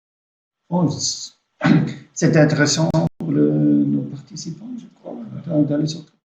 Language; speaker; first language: French; non-native, fluent; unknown